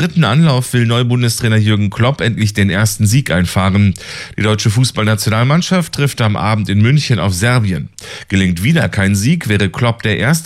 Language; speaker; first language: German; native; German